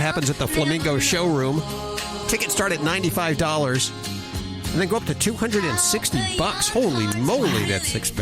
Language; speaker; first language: English; native; English